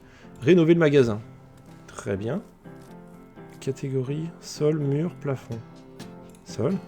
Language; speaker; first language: French; native; French